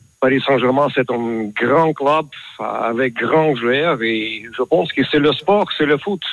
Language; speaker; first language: French; non-native, learner; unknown